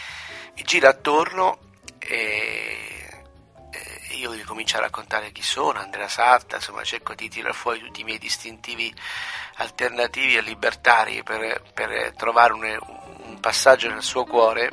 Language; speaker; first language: Italian; native; Italian